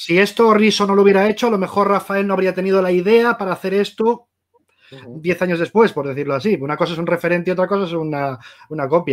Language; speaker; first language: Spanish; native; Spanish